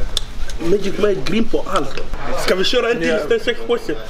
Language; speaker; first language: Swedish; non-native, learner; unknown